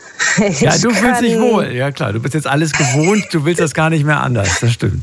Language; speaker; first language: German; native; German